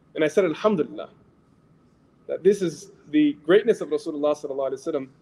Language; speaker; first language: English; native; English